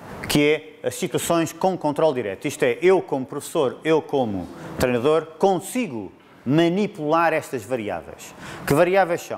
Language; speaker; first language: Portuguese; native; Portuguese